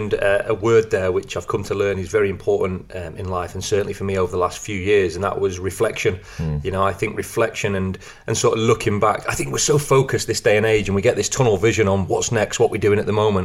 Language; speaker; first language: English; native; English